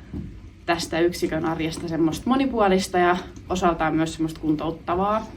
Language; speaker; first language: Finnish; native; Finnish